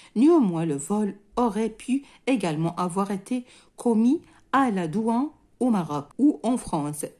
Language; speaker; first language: French; non-native, local second language; Arabic